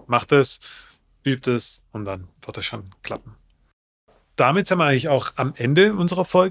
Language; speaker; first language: German; native; German